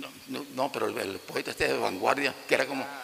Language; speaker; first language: Spanish; native; Spanish